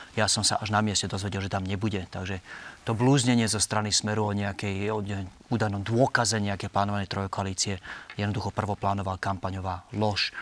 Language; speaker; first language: Slovak; native; Slovak